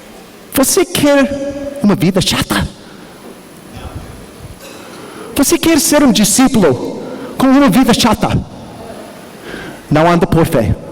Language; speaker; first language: Portuguese; non-native, learner; English